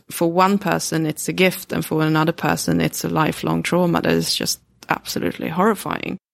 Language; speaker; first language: English; early bilingual, other home language; Swedish